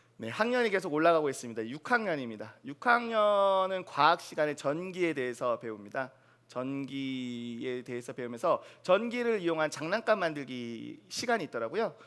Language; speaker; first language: Korean; native; Korean